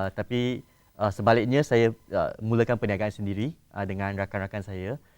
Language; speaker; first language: Malay; non-native, local second language; Chinese